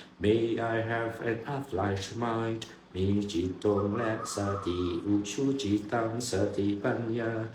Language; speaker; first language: English; non-native, learner; Thai